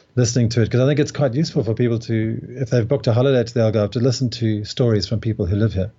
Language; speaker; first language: English; native; English